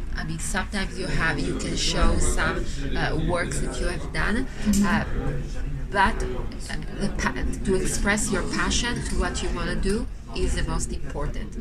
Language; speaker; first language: English; non-native, fluent; Hebrew